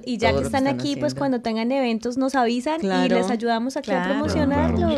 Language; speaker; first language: Spanish; native; Spanish